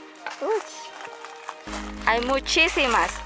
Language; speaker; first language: Spanish; native; Spanish